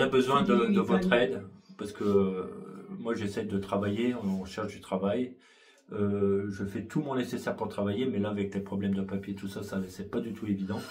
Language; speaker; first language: French; native; French